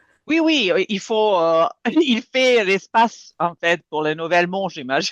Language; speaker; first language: French; non-native, fluent; Serbian